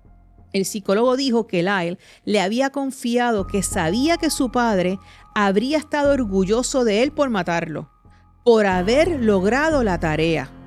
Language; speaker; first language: Spanish; native; Spanish